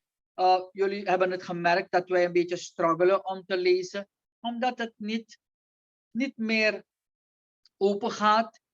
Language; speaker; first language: Dutch; non-native, local second language; Caribbean Hindustani